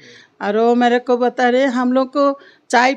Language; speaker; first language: Hindi; non-native, local second language; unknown